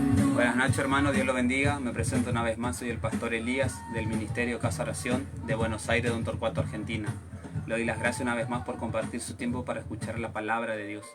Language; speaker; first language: Spanish; native; Spanish